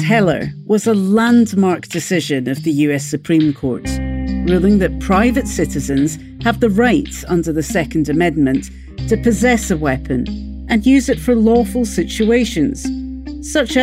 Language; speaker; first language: English; native; English